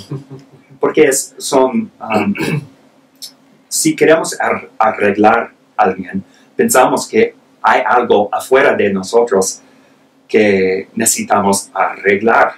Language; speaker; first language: Spanish; non-native, fluent; English